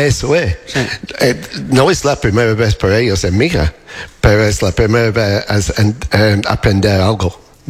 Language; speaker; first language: Spanish; non-native, learner; English